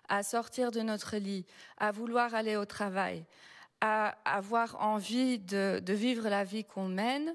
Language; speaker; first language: French; non-native, fluent; Dutch